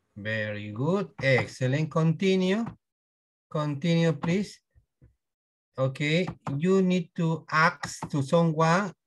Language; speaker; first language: English; non-native, learner; Spanish